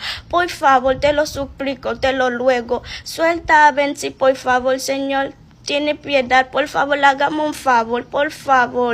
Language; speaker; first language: Spanish; non-native, fluent; Haitian Creole